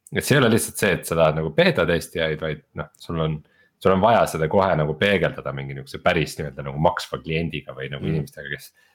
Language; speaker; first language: Estonian; native; Estonian